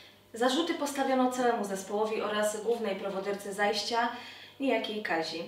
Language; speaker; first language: Polish; native; Polish